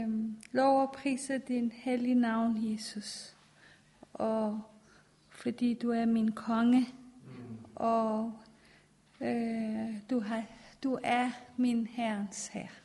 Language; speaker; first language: Danish; non-native, learner; Persian